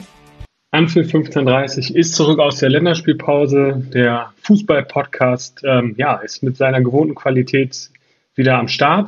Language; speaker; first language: German; native; German